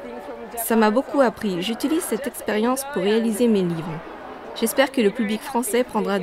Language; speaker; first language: French; non-native, fluent; Japanese